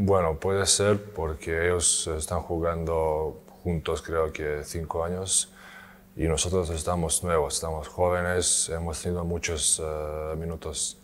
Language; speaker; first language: Spanish; non-native, learner; Serbian